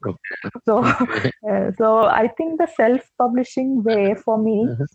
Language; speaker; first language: English; non-native, local second language; Malayalam